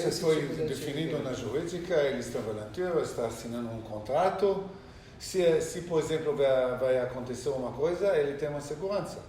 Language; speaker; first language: Portuguese; non-native, learner; Hebrew